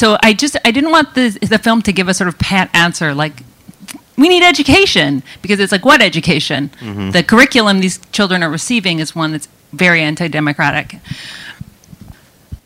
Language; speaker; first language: English; native; English